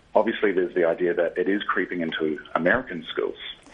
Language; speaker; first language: English; native; English